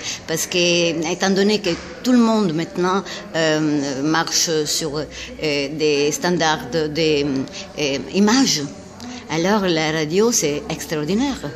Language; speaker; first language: French; non-native, fluent; Italian